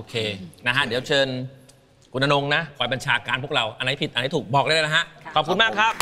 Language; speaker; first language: Thai; native; Thai